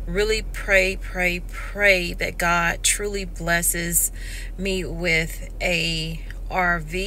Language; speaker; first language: English; native; English